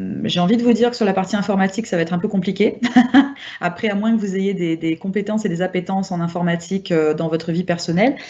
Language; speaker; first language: French; native; French